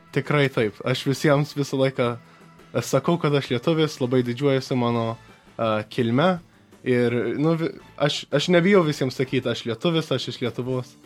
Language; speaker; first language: Lithuanian; early bilingual, heritage; Lithuanian